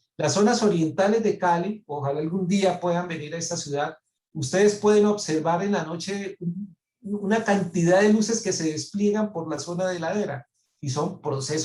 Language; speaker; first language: Spanish; native; Spanish